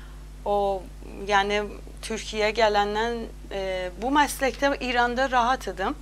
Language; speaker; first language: Turkish; non-native, learner; Azerbaijani